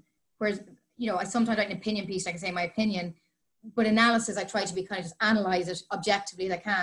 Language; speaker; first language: English; native; English